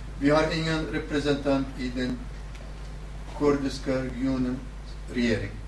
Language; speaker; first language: Swedish; non-native, fluent; Southern Kurdish